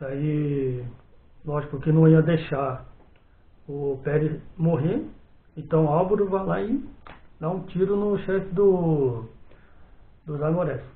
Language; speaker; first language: Portuguese; native; Portuguese